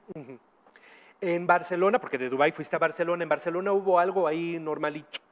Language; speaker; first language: Spanish; native; Spanish